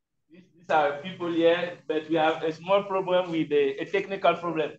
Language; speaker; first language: English; non-native, learner; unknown